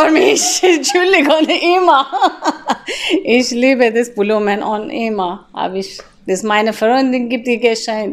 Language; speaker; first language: German; non-native, learner; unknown